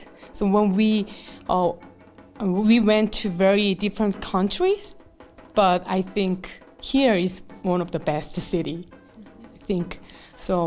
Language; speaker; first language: English; non-native, learner; Korean